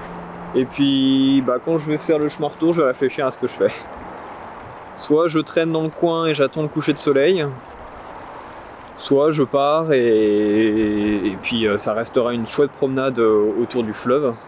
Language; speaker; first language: French; native; French